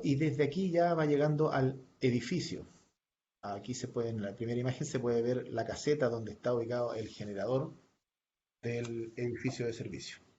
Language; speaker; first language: Spanish; native; Spanish